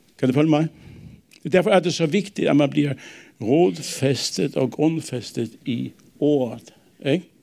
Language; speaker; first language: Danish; non-native, local second language; Faroese